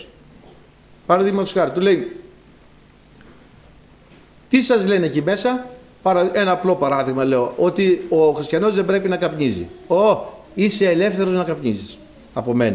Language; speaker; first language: Greek; native; Greek